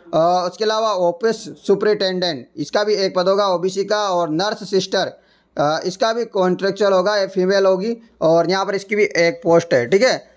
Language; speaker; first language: Hindi; native; Hindi